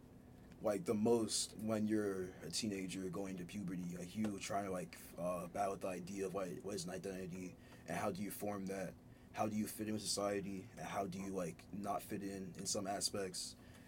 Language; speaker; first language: English; early bilingual, other home language; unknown